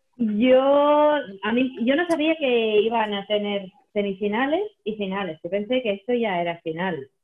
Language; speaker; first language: Spanish; non-native, fluent; Latvian